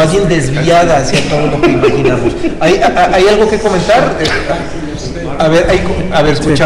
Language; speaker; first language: Spanish; native; Spanish